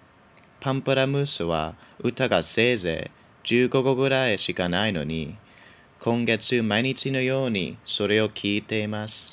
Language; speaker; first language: Japanese; non-native, learner; English